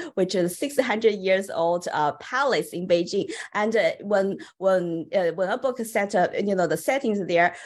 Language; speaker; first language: English; non-native, fluent; Chinese